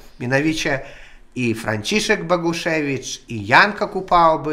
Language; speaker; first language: Polish; non-native, learner; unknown